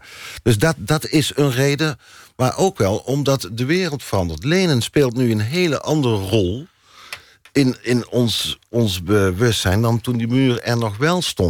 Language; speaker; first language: Dutch; native; Dutch